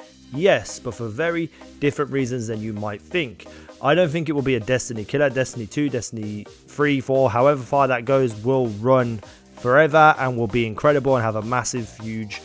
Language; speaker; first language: English; native; English